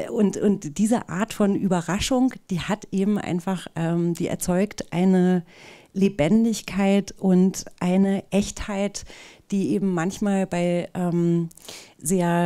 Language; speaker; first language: German; native; German